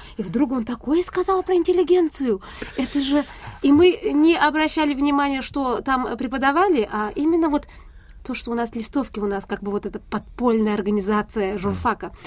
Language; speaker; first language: Russian; non-native, fluent; Pashto